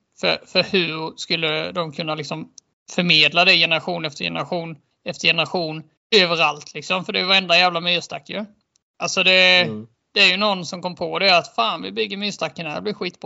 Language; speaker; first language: Swedish; native; Swedish